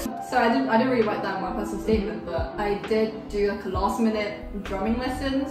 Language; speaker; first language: English; early bilingual, other home language; Korean